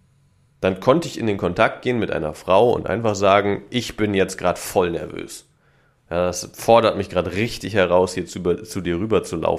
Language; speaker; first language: German; native; German